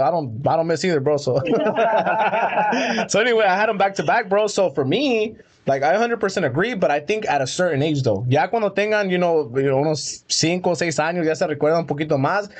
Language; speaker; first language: English; early bilingual, other home language; Spanish